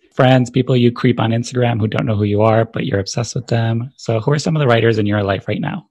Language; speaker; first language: English; native; English